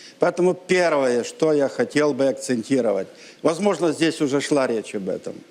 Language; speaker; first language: Russian; non-native, local second language; Ukrainian